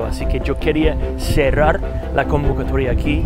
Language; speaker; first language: Spanish; non-native, fluent; English